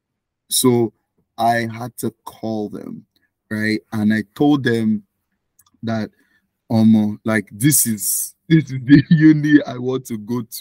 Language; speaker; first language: English; non-native, local second language; Yoruba